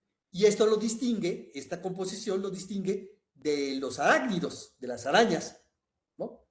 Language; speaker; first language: Spanish; native; Spanish